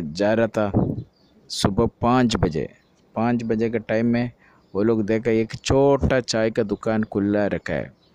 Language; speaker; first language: Hindi; non-native, local second language; Malayalam